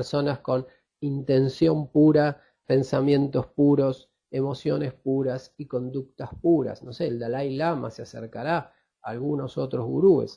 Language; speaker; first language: Spanish; native; Spanish